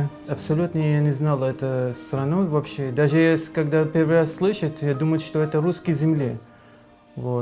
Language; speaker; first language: Russian; non-native, learner; Arabic